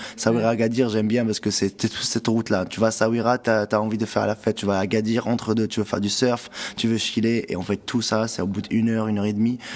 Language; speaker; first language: French; non-native, local second language; Arabic